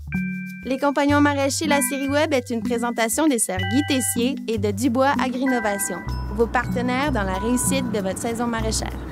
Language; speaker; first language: French; native; French